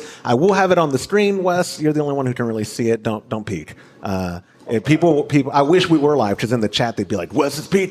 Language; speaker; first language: English; native; English